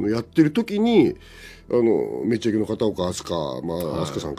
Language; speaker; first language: Japanese; native; Japanese